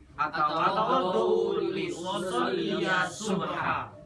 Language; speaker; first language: Arabic; non-native, learner; Indonesian